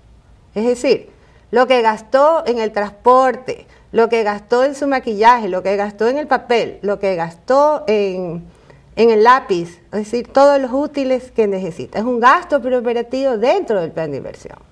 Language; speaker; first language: Spanish; native; Spanish